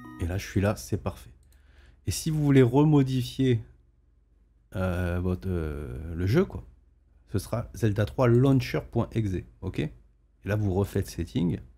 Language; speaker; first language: French; native; French